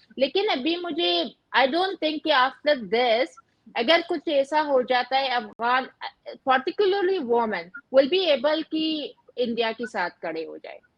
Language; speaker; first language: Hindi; non-native, fluent; Persian